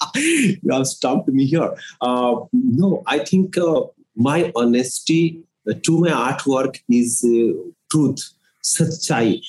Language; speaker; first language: English; non-native, local second language; Odia